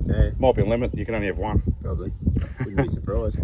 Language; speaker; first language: English; native; English